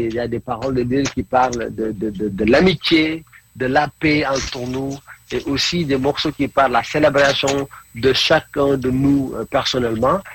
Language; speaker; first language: French; non-native, local second language; Mandingo